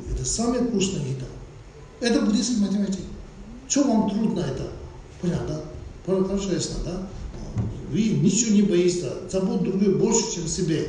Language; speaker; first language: Russian; non-native, learner; Tibetan